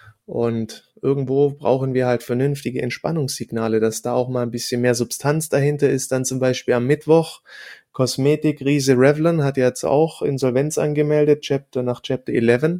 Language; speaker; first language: German; native; German